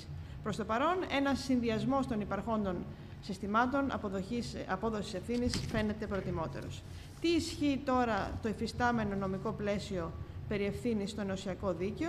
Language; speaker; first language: Greek; native; Greek